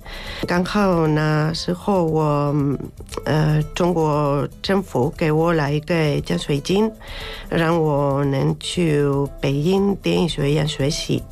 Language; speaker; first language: Chinese; non-native, learner; Spanish